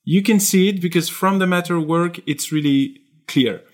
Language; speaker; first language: English; non-native, fluent; French